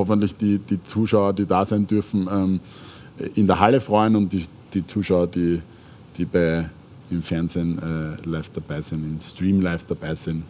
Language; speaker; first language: German; native; German